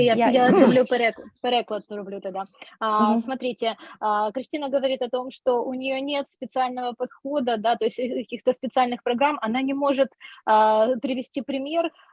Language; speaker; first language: Russian; non-native, local second language; Ukrainian